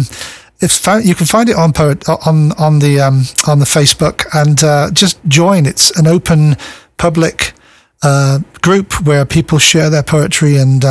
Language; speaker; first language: English; native; English